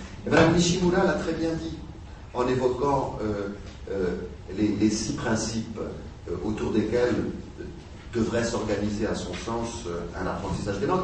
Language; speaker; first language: French; native; French